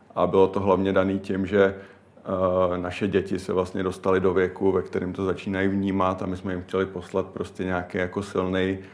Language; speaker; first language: Czech; native; Czech